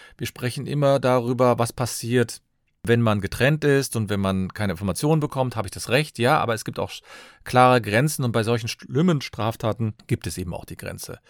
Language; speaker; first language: German; native; German